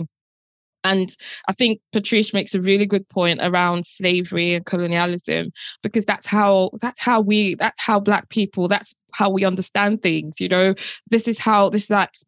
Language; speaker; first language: English; non-native, local second language; Yoruba